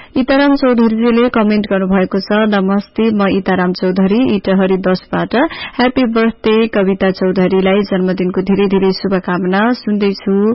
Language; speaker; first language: Nepali; native; Nepali